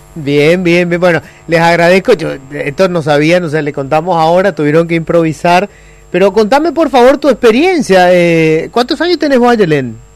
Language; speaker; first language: Spanish; native; Spanish